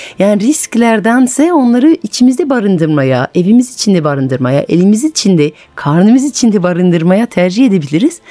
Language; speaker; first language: Turkish; non-native, fluent; French